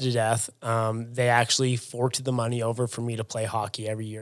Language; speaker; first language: English; native; English